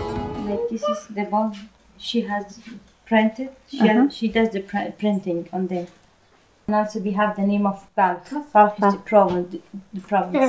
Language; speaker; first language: English; non-native, learner; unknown